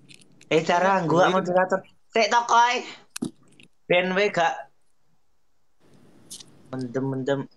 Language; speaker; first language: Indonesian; native; Indonesian